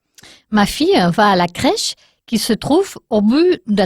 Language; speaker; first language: French; non-native, learner; Spanish